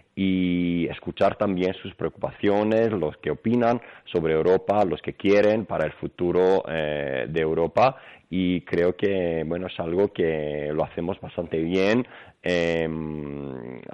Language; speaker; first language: Spanish; non-native, fluent; Greek